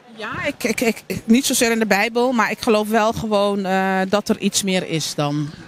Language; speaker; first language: Dutch; native; Dutch